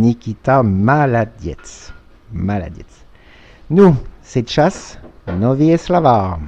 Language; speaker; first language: Russian; non-native, fluent; French